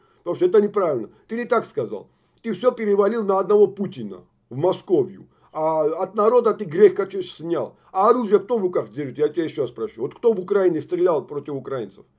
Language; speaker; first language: Russian; non-native, fluent; Georgian